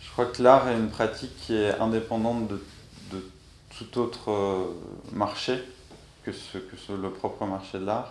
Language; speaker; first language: French; native; French